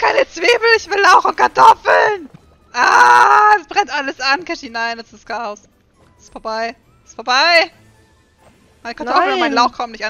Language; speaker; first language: German; native; German